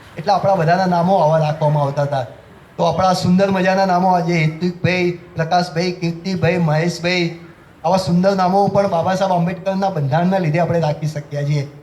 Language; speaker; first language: Gujarati; native; Gujarati